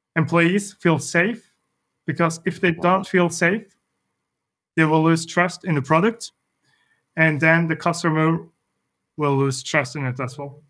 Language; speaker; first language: English; non-native, fluent; Norwegian